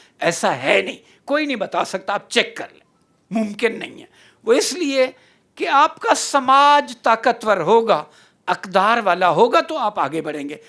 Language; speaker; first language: Urdu; non-native, local second language; Saraiki